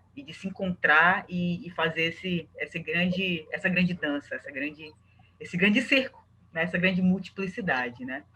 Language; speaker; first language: Portuguese; native; Portuguese